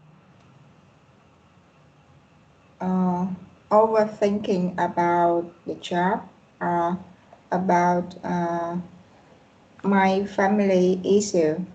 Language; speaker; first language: English; non-native, learner; Vietnamese